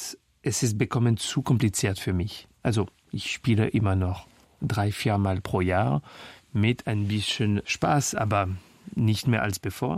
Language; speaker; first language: German; non-native, fluent; French